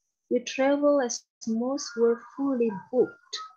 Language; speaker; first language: English; non-native, fluent; Indonesian